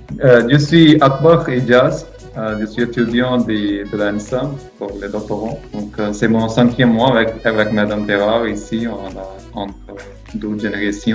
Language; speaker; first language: French; non-native, learner; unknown